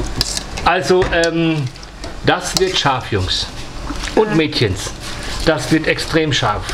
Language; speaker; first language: German; native; German